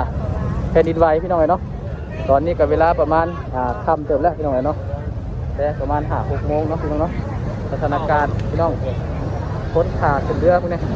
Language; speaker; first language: Thai; non-native, local second language; Lao